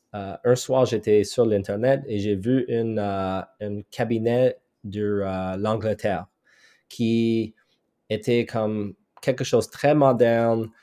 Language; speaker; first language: French; non-native, local second language; English